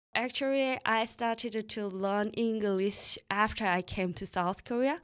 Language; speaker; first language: English; early bilingual, other home language; Korean